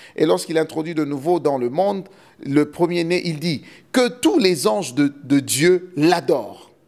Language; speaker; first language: French; non-native, local second language; Lingala